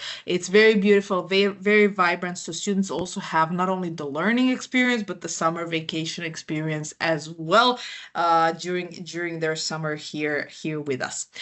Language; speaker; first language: English; non-native, fluent; Croatian